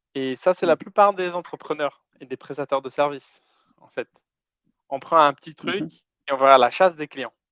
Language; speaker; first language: French; non-native, fluent; Portuguese